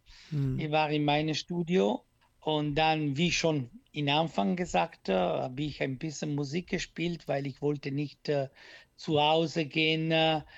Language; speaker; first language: German; non-native, learner; Italian